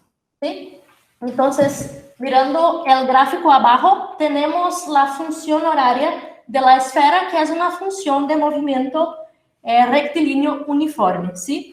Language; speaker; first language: Spanish; non-native, fluent; Portuguese